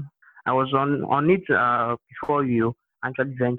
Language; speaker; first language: English; non-native, local second language; Igbo